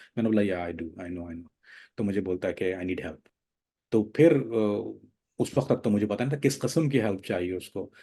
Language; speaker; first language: Urdu; native; Urdu